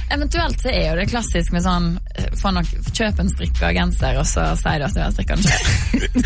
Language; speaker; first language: Norwegian; native; Norwegian